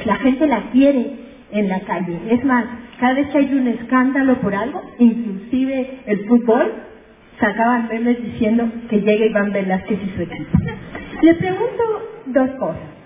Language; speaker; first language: Spanish; native; Spanish